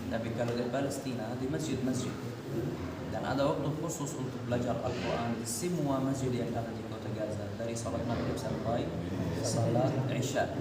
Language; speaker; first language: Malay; non-native, fluent; Arabic